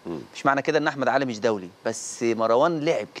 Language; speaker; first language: Arabic; native; Arabic